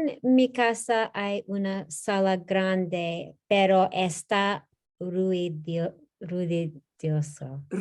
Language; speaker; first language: Spanish; non-native, learner; English